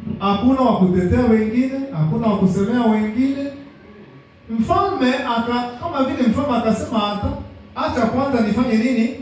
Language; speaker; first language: Swahili; native; Swahili